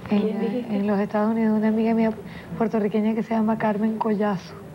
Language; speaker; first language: Spanish; native; Spanish